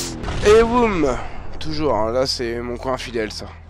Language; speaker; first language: French; native; French